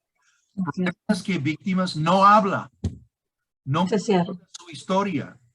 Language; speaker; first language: Spanish; non-native, fluent; English